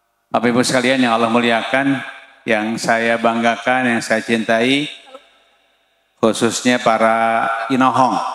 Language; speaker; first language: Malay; non-native, local second language; Sundanese